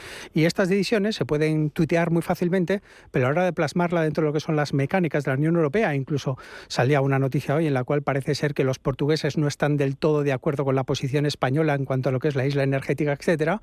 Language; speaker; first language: Spanish; native; Spanish